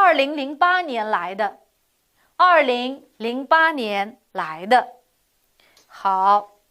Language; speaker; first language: Chinese; non-native, fluent; Uyghur